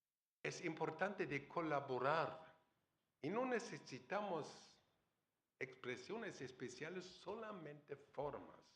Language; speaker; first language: Spanish; non-native, fluent; German